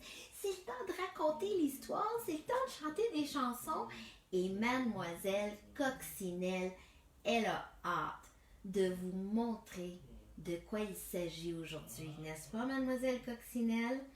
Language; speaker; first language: French; native; French